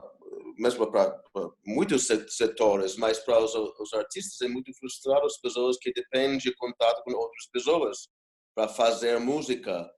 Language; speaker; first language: Portuguese; non-native, fluent; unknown